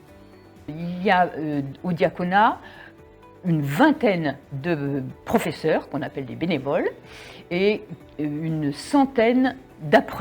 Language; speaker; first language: French; native; French